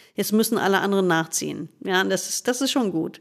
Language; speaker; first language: German; non-native, fluent; English